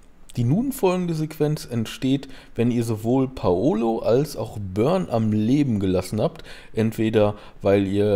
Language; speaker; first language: German; native; German